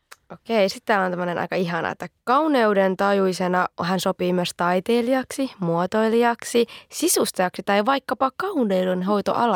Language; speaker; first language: Finnish; native; Finnish